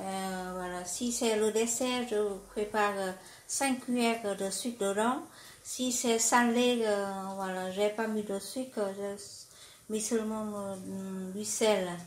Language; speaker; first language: French; non-native, fluent; Vietnamese